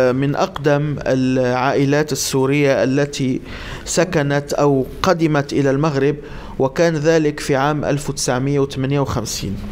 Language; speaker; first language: Arabic; native; Arabic